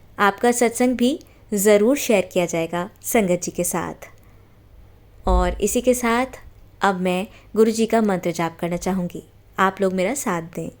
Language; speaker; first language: Hindi; native; Hindi